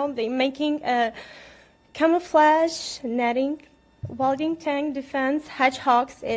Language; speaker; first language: English; non-native, fluent; Ukrainian